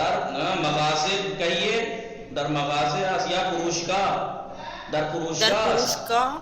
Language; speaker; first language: Persian; non-native, fluent; Urdu